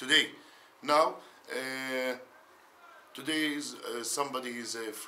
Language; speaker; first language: English; non-native, learner; Arabic